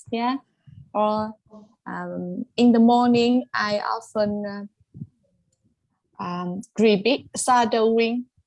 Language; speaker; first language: English; non-native, learner; Vietnamese